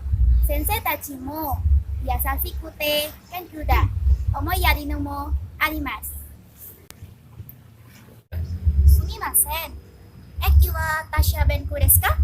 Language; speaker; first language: Japanese; non-native, learner; Indonesian